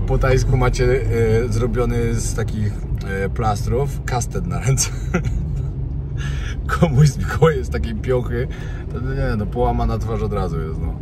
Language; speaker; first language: Polish; native; Polish